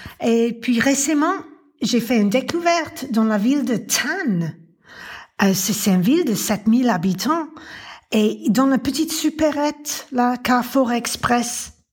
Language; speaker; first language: French; non-native, fluent; English